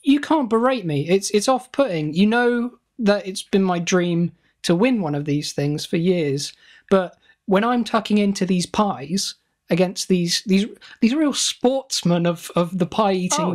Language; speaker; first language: English; native; English